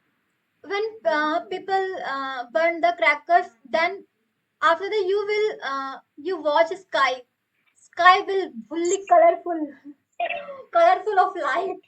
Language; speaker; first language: English; non-native, local second language; Hindi